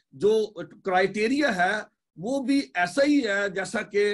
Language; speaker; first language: Urdu; native; Urdu